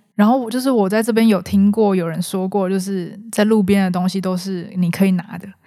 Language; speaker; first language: Chinese; native; Chinese